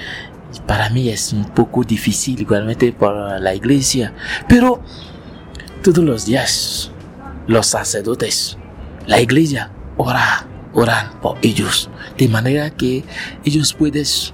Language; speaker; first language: Spanish; non-native, learner; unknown